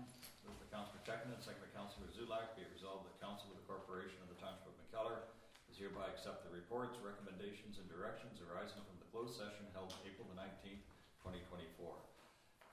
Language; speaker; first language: English; native; English